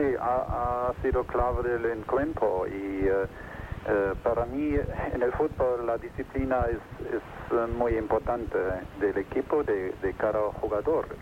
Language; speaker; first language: Spanish; non-native, fluent; German